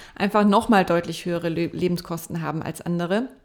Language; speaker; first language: German; native; German